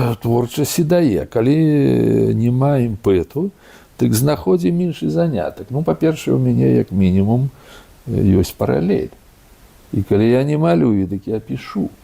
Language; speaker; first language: Belarusian; native; Belarusian